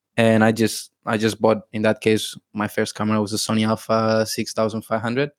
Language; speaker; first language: English; non-native, fluent; Spanish